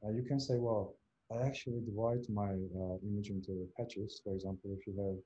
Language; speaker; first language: English; non-native, fluent; Turkish